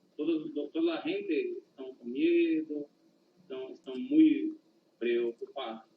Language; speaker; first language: Spanish; non-native, learner; Portuguese